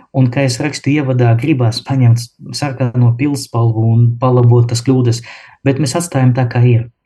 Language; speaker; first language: Latvian; non-native, local second language; Russian